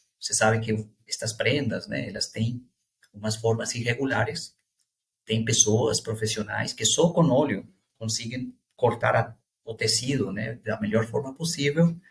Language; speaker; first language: Portuguese; non-native, fluent; Spanish